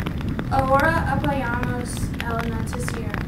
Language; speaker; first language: Spanish; non-native, learner; English